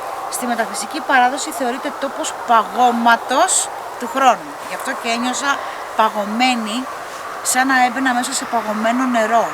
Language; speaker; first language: Greek; native; Greek